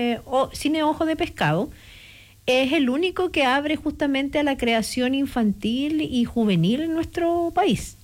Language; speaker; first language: Spanish; native; Spanish